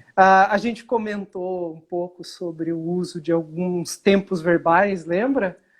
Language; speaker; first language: Portuguese; native; Portuguese